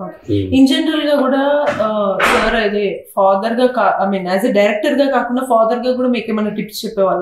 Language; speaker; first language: Telugu; native; Telugu